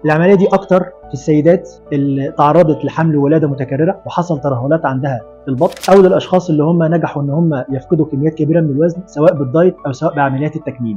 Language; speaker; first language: Arabic; native; Arabic